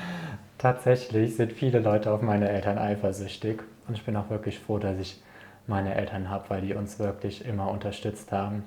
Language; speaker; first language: German; native; German